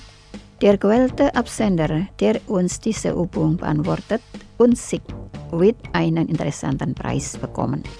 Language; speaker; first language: German; non-native, learner; Indonesian